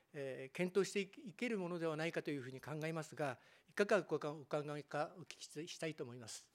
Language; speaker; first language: Japanese; native; Japanese